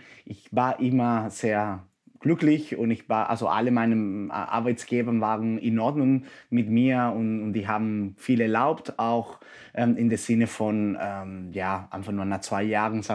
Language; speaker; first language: German; non-native, fluent; Spanish